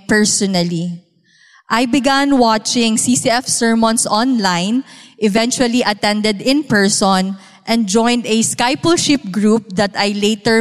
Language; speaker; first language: English; non-native, local second language; Cebuano